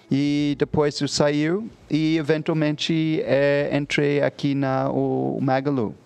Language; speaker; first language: Portuguese; non-native, fluent; English